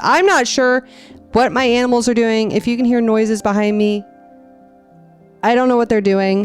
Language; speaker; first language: English; native; English